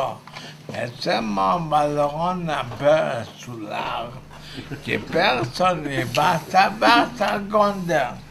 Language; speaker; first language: French; non-native, fluent; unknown